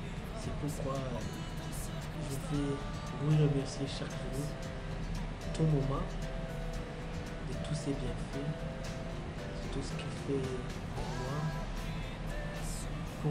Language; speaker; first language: French; non-native, learner; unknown